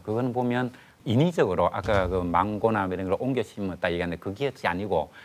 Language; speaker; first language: Korean; native; Korean